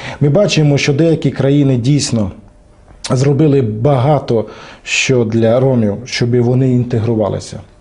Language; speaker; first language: Ukrainian; non-native, local second language; Romany